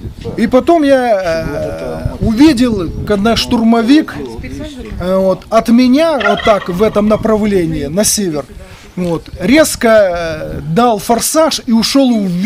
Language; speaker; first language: Russian; native; Russian